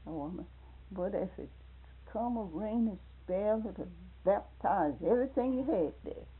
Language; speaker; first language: English; native; English